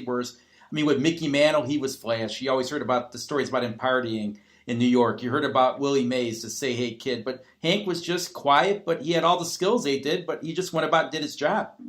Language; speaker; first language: English; native; English